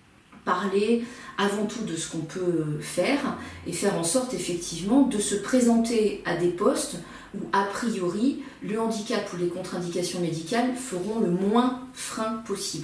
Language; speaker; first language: French; native; French